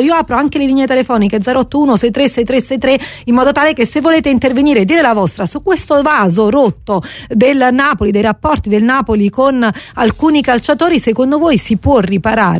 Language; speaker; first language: Italian; native; Italian